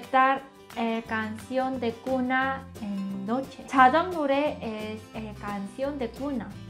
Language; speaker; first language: Spanish; non-native, learner; Korean